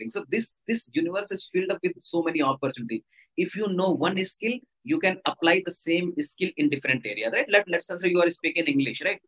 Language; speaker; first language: English; non-native, local second language; Hindi